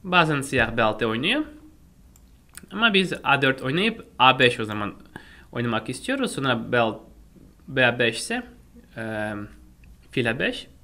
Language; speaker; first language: Turkish; non-native, fluent; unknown